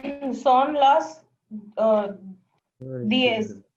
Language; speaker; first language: Spanish; non-native, learner; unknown